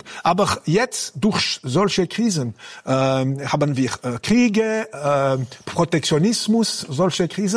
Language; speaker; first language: German; non-native, local second language; French